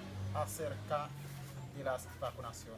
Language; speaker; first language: Spanish; non-native, fluent; Haitian Creole